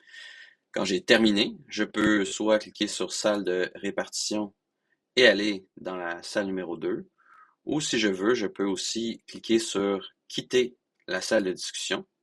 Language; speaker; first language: French; native; French